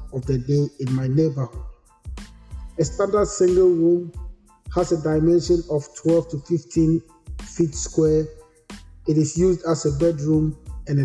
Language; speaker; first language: English; non-native, local second language; Akan